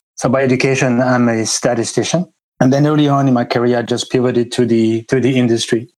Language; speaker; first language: English; non-native, fluent; French